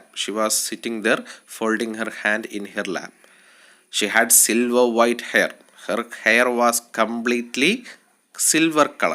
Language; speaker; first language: English; non-native, local second language; Malayalam